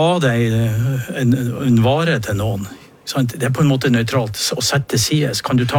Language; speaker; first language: Norwegian; native; Norwegian